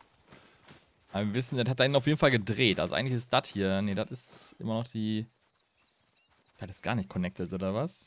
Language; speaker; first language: German; native; German